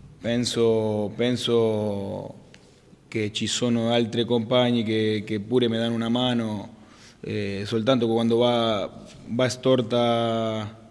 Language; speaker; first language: Italian; non-native, fluent; Spanish